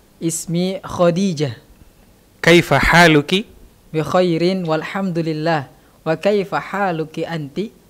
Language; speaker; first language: Arabic; non-native, learner; Indonesian